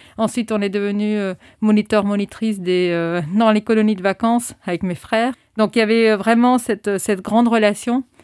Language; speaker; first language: French; non-native, fluent; Spanish